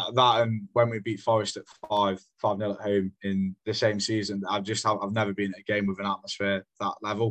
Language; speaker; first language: English; native; English